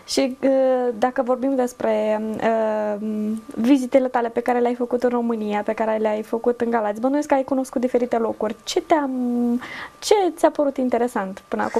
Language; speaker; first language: Romanian; native; Romanian